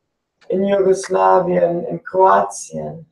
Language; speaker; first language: German; early bilingual, other home language; English